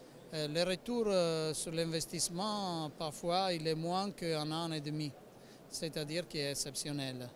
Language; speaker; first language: French; non-native, fluent; Italian